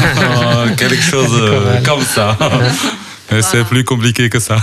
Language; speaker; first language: French; non-native, fluent; Chinese